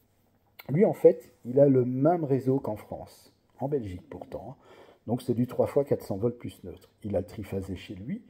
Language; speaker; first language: French; native; French